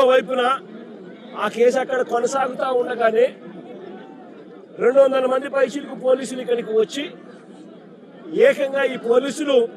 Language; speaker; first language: Telugu; native; Telugu